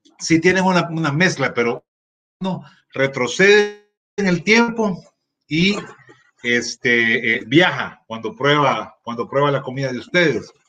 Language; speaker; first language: Spanish; native; Spanish